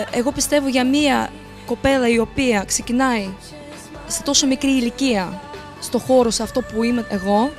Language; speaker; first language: Greek; early bilingual, other home language; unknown